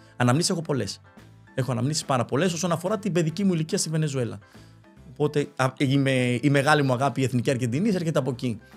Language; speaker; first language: Greek; early bilingual, other home language; Spanish